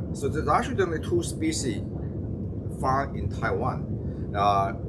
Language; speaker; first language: English; non-native, fluent; Chinese